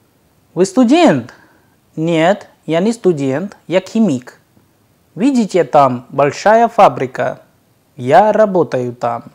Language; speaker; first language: Russian; non-native, fluent; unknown